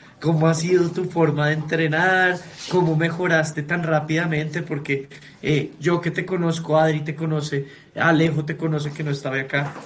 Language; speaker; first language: Spanish; native; Spanish